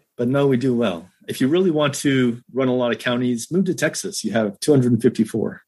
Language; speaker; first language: English; native; English